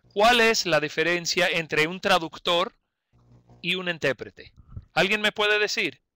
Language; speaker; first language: Spanish; non-native, fluent; English